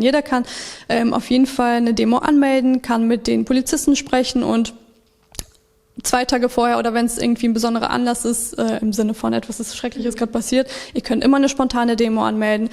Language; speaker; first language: German; early bilingual, other home language; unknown